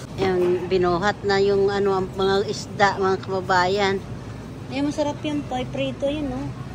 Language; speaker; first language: Filipino; non-native, local second language; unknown